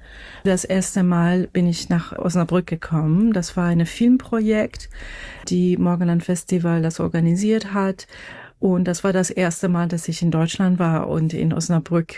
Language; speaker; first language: German; non-native, fluent; Persian